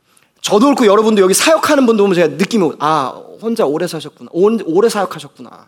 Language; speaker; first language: Korean; native; Korean